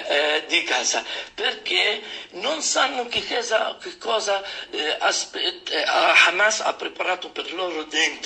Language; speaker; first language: Italian; non-native, fluent; Arabic